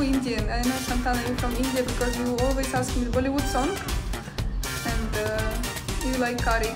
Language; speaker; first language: English; non-native, fluent; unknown